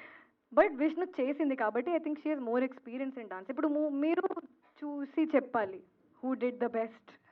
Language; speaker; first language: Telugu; non-native, local second language; Hindi